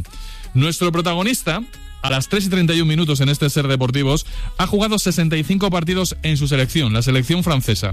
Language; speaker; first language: Spanish; native; Spanish